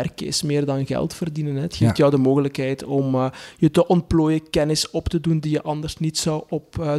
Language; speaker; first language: Dutch; native; Dutch